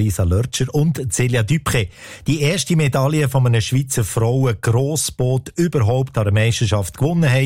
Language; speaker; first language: German; native; German